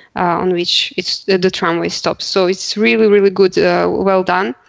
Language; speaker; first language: English; non-native, fluent; Croatian